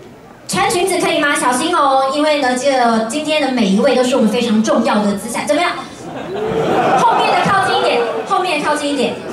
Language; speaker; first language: Chinese; native; Chinese